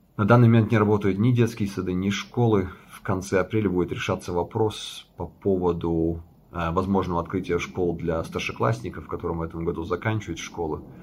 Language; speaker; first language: Russian; non-native, local second language; Latvian